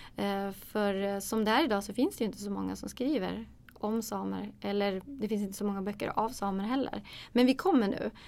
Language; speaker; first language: Swedish; native; Swedish